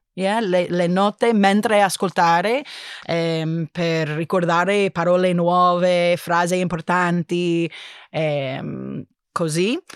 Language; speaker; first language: Italian; non-native, learner; English